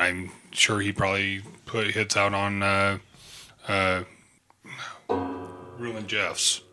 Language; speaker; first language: English; native; English